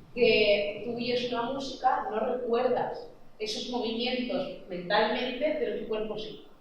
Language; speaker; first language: Spanish; non-native, local second language; Catalan